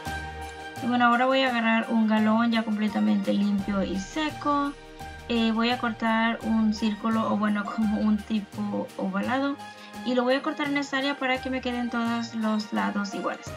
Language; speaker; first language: Spanish; native; Spanish